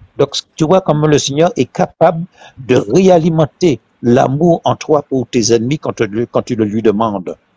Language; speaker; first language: French; non-native, local second language; Haitian Creole